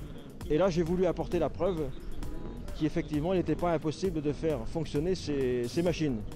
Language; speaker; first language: French; native; French